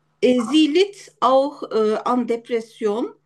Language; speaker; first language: German; non-native, learner; Turkish